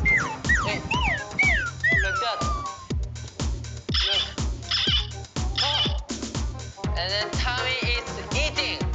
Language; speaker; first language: English; non-native, learner; Japanese